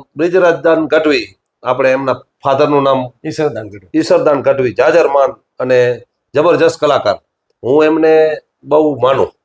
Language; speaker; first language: Gujarati; native; Gujarati